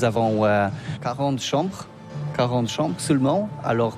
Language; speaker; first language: French; non-native, learner; Polish